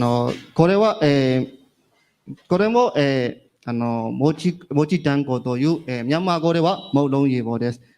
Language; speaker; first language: Japanese; non-native, learner; Burmese